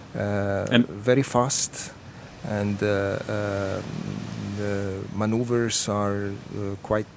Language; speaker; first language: English; non-native, fluent; Croatian